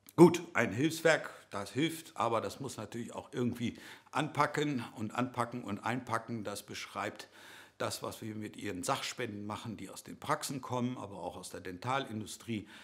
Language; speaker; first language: German; native; German